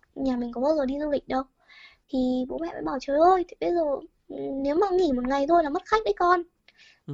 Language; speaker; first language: Vietnamese; early bilingual, heritage; Vietnamese